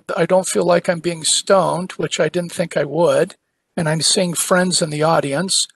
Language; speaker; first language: English; native; English